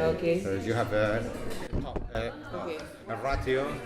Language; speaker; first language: English; non-native, learner; Basque